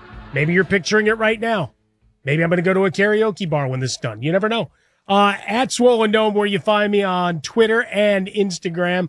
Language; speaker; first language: English; native; English